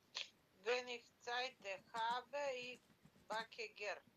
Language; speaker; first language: German; non-native, learner; Macedonian